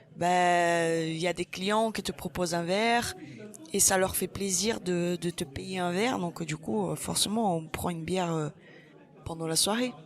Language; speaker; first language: French; non-native, fluent; Portuguese